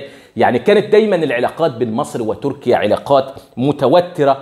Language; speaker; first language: Arabic; native; Arabic